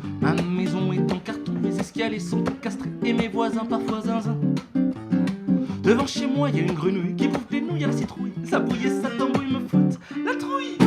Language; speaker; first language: French; native; French